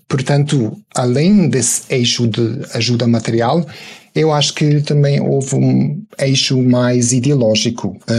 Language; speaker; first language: Portuguese; non-native, fluent; German